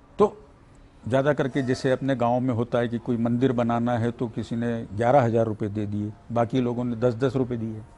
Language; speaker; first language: Hindi; native; Hindi